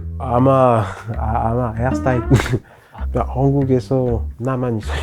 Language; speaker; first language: Korean; non-native, learner; French